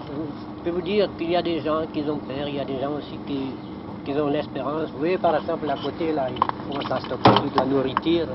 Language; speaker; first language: French; native; French